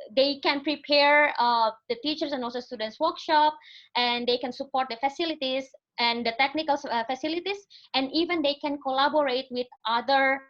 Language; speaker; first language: English; non-native, fluent; Indonesian